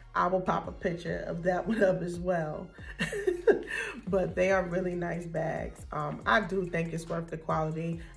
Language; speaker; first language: English; native; English